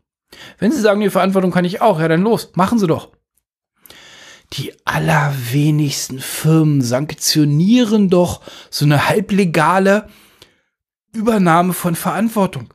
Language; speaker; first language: German; native; German